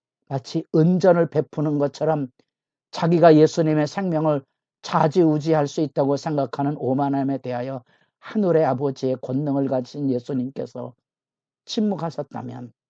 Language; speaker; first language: Korean; native; Korean